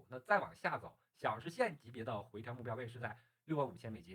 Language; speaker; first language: Chinese; native; Chinese